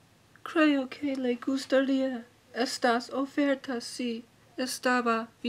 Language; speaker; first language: Spanish; non-native, learner; English